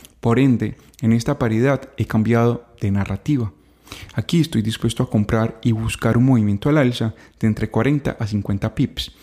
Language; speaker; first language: Spanish; native; Spanish